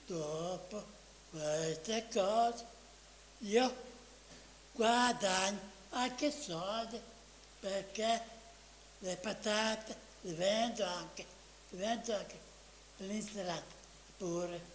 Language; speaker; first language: Italian; non-native, fluent; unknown